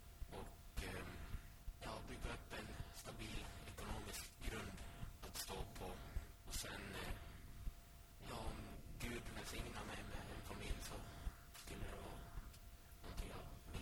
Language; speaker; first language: Swedish; early bilingual, other home language; Finnish